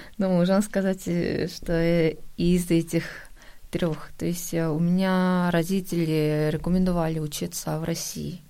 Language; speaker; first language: Russian; non-native, fluent; Korean